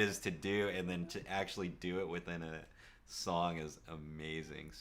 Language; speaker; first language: English; native; English